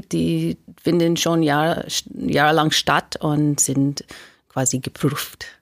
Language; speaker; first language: German; non-native, fluent; English